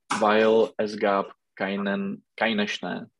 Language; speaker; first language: German; non-native, learner; Czech